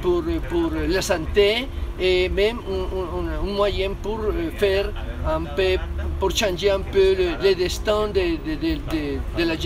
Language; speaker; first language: French; non-native, fluent; Spanish